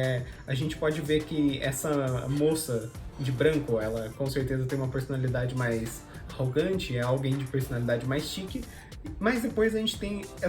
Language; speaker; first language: Portuguese; native; Portuguese